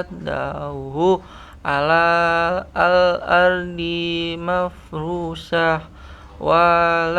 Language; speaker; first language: Arabic; non-native, learner; Indonesian